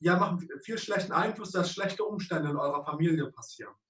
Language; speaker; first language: German; native; German